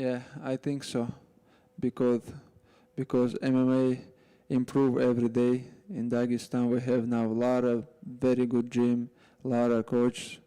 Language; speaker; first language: English; non-native, learner; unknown